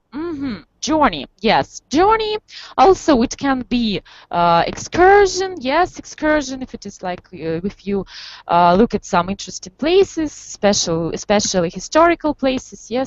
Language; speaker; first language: English; non-native, fluent; Russian